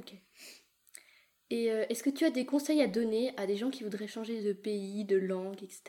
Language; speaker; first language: French; native; French